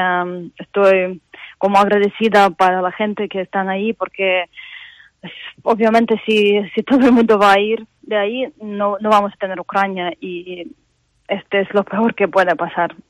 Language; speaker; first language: Spanish; non-native, fluent; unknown